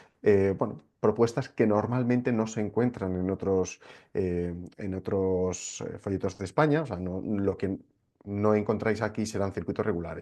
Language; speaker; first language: Spanish; native; Spanish